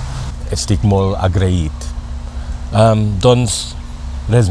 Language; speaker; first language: Catalan; non-native, learner; Thai